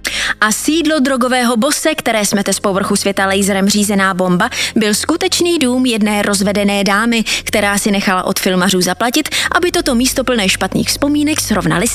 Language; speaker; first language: Czech; native; Czech